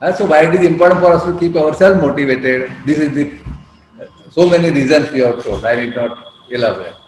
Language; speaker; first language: English; non-native, local second language; Gujarati